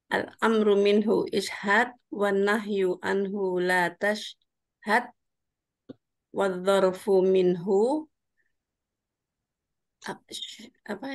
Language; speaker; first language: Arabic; non-native, learner; Indonesian